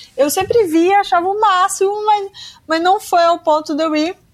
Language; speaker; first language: Portuguese; native; Portuguese